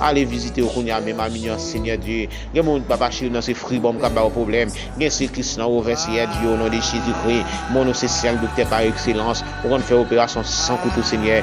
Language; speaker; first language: French; non-native, local second language; Haitian Creole